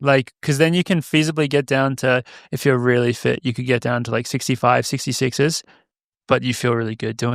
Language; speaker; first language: English; native; English